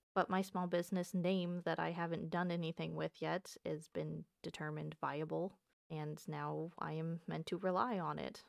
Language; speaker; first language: English; native; English